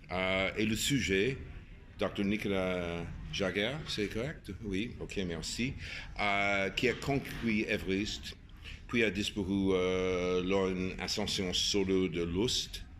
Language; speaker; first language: French; non-native, fluent; English